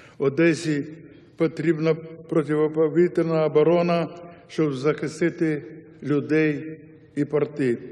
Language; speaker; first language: Ukrainian; non-native, local second language; Yiddish